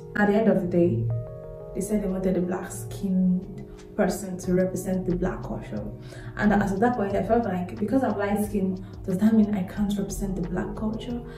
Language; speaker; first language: English; non-native, local second language; Yoruba